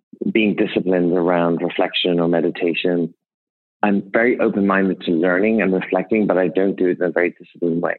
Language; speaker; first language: English; native; English